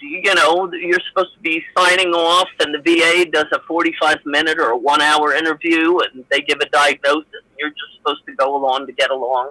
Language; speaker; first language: English; native; English